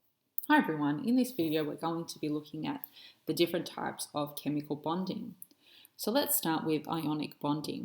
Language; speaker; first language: English; native; English